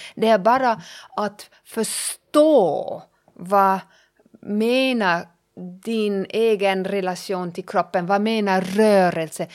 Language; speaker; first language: Swedish; non-native, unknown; German